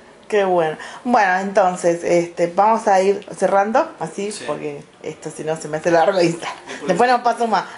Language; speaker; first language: Spanish; native; Spanish